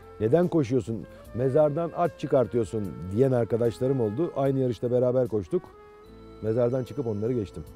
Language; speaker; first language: Turkish; native; Turkish